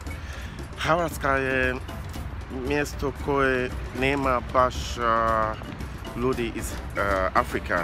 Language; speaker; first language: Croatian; non-native, learner; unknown